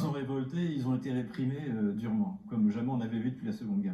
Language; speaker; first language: French; native; French